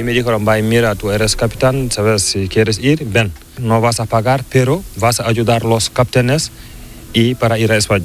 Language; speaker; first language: Spanish; non-native, learner; Fula